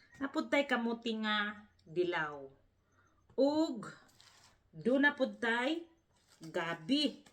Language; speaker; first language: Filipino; non-native, local second language; Cebuano